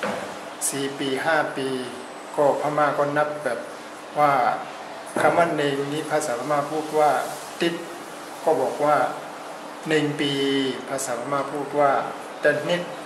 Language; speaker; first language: Thai; non-native, fluent; Burmese